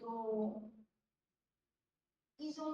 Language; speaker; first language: French; non-native, learner; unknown